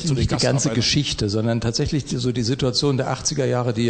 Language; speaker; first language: German; native; German